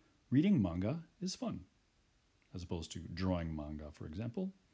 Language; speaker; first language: English; native; English